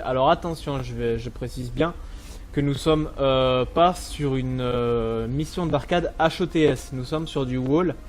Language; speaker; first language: French; native; French